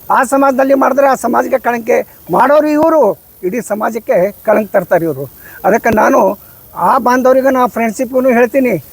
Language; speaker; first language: Kannada; non-native, local second language; Lambadi